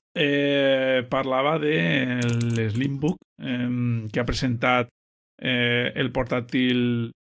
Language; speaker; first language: Spanish; non-native, local second language; Catalan